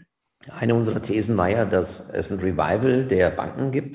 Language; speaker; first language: German; native; German